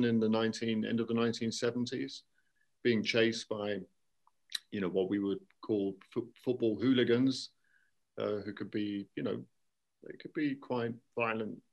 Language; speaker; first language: English; native; English